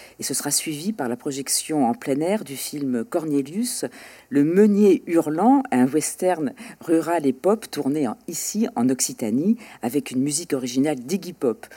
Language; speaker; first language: French; native; French